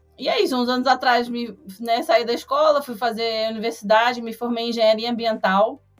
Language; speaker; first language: Portuguese; native; Portuguese